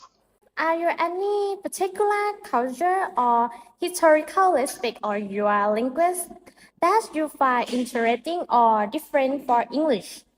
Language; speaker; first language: English; non-native, learner; Thai